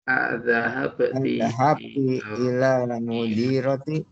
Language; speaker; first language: Arabic; non-native, learner; Indonesian